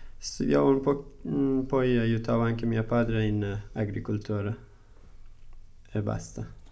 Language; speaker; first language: Italian; non-native, learner; Persian